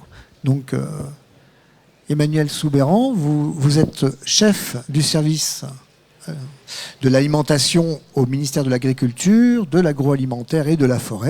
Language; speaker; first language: French; native; French